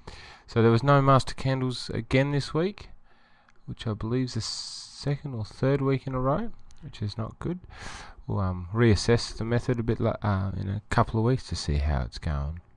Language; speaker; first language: English; native; English